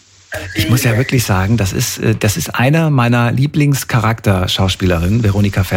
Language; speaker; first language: German; native; German